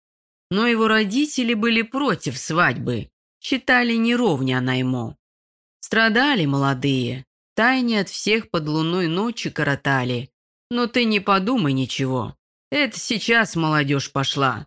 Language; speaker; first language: Russian; native; Russian